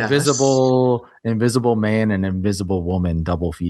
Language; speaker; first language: English; native; English